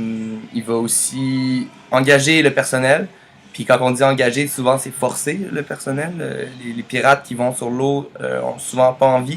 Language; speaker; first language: French; native; French